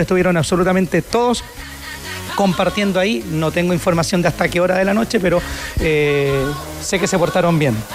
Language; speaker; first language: Spanish; native; Spanish